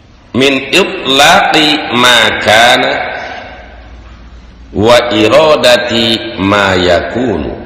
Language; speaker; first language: Arabic; non-native, fluent; Sundanese